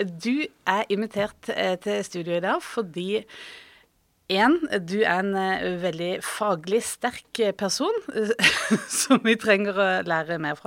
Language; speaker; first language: Norwegian; native; Norwegian